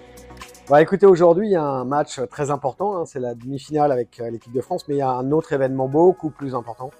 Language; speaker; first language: French; native; French